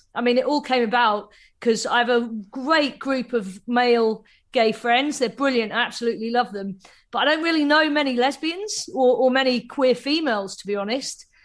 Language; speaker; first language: English; native; English